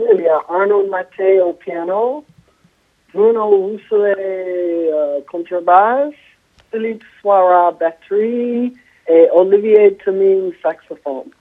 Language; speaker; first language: French; non-native, fluent; English